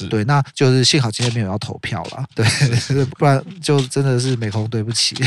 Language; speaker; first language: Chinese; native; Chinese